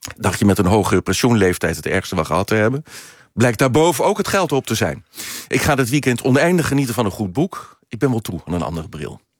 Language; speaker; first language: Dutch; native; Dutch